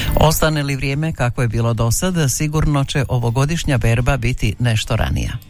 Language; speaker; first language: Croatian; native; Croatian